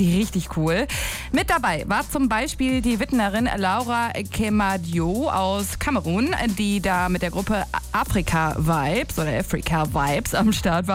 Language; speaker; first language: German; native; German